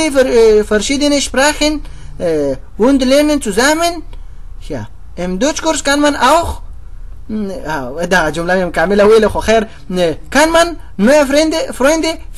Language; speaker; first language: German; non-native, fluent; Pashto